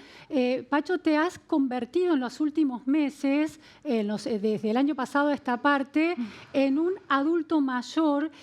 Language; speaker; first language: Spanish; native; Spanish